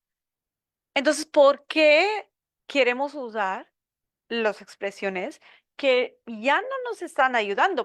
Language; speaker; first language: Spanish; non-native, learner; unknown